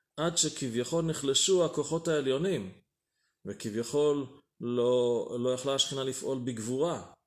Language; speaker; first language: Hebrew; native; Hebrew